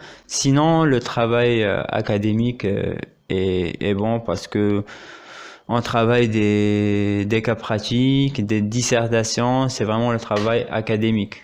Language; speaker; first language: French; non-native, local second language; Arabic